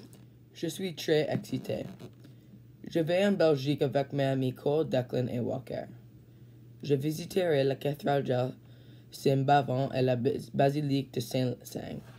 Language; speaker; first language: French; non-native, learner; English